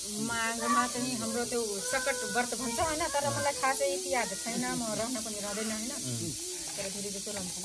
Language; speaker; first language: Nepali; non-native, local second language; Rana Tharu